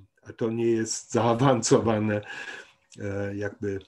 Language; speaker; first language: Polish; non-native, fluent; German